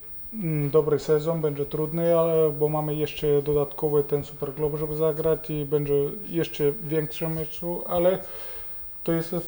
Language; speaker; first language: Polish; non-native, fluent; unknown